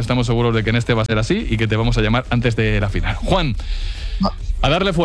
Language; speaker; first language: Spanish; native; Spanish